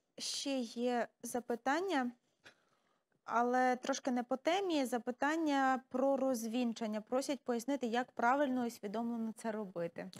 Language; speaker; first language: Ukrainian; native; Ukrainian